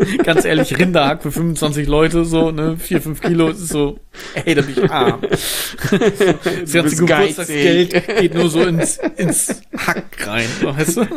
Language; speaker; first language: German; native; German